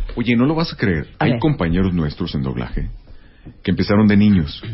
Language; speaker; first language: Spanish; native; Spanish